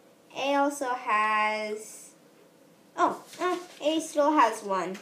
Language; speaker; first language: English; native; English